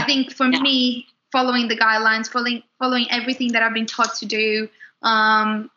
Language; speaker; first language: English; non-native, fluent; Portuguese